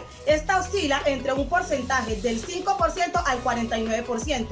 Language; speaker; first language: Spanish; native; Spanish